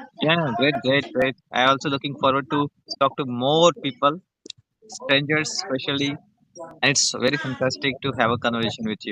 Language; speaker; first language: English; non-native, fluent; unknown